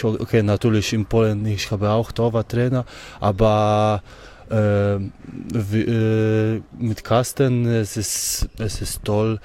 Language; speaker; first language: German; non-native, learner; Polish